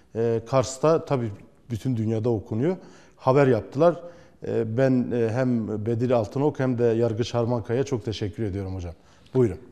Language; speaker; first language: Turkish; native; Turkish